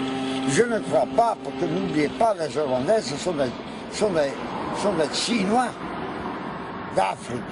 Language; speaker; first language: French; non-native, fluent; Dutch